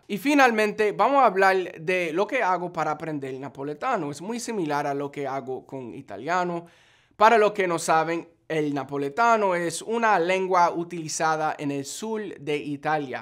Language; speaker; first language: Spanish; non-native, fluent; English